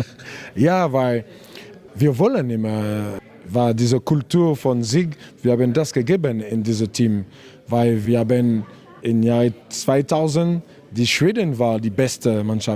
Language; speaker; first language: German; non-native, learner; French